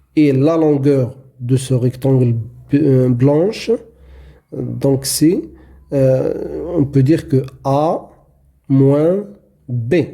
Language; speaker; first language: French; non-native, local second language; Arabic